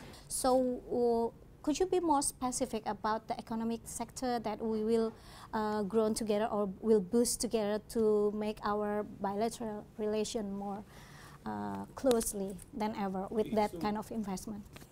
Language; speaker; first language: English; non-native, fluent; Indonesian